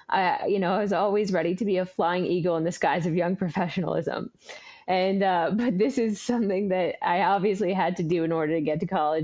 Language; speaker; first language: English; native; English